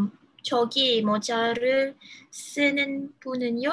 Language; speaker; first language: Korean; non-native, learner; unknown